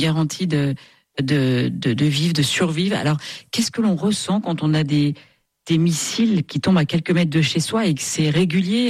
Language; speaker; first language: French; native; French